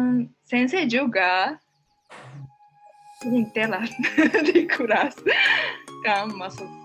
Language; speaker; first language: Indonesian; non-native, learner; Japanese